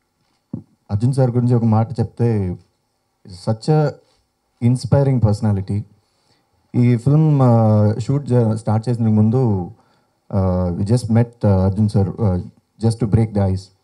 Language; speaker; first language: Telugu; non-native, fluent; Tamil